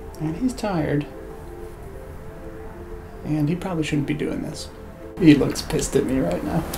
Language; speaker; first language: English; native; English